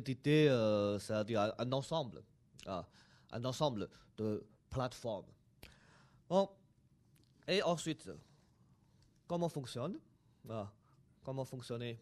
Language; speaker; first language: French; non-native, fluent; Chinese